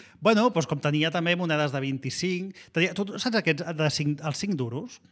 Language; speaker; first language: Catalan; native; Catalan